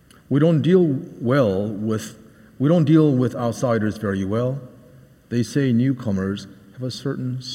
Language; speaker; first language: English; native; English